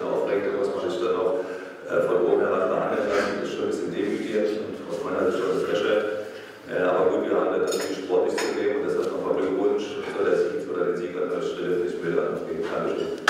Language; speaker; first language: German; native; German